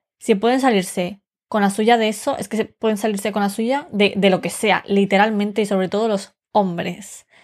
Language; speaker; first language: Spanish; early bilingual, other home language; Romanian